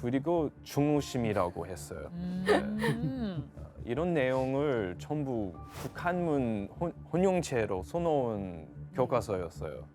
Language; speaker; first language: Korean; non-native, fluent; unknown